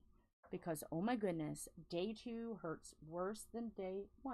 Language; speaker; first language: English; native; English